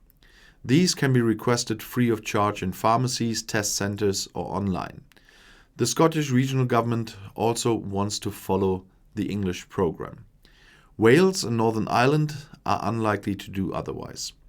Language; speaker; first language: English; non-native, fluent; German